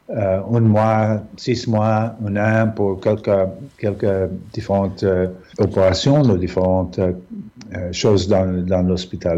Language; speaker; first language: French; non-native, fluent; English